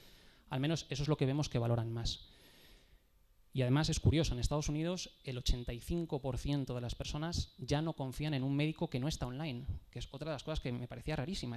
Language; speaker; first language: Spanish; native; Spanish